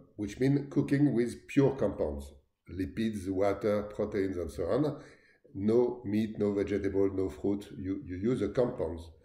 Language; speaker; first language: English; non-native, fluent; French